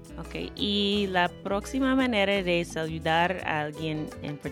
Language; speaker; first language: Spanish; non-native, fluent; English